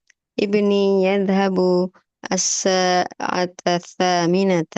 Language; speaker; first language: Arabic; non-native, learner; Indonesian